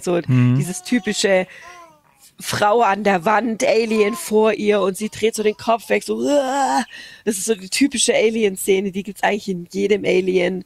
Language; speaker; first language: German; native; German